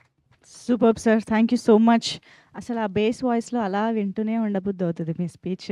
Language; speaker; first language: Telugu; native; Telugu